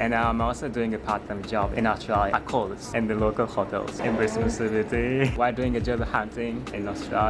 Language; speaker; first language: English; non-native, fluent; Japanese